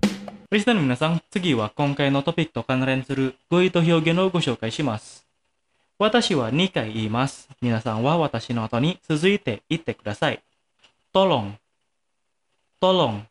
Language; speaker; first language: Japanese; non-native, fluent; Indonesian